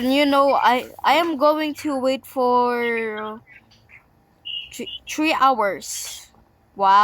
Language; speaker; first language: English; non-native, local second language; Filipino